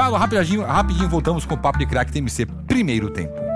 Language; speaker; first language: Portuguese; native; Portuguese